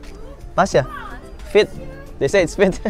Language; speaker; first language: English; non-native, fluent; Indonesian